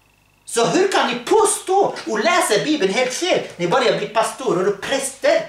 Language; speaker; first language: Swedish; early bilingual, other home language; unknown